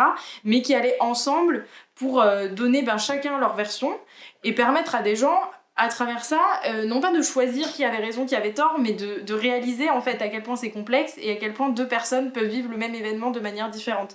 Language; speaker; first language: French; native; French